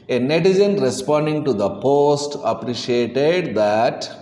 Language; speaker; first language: English; non-native, local second language; Telugu